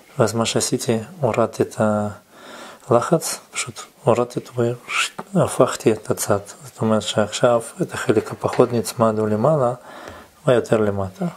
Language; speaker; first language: Hebrew; non-native, fluent; Russian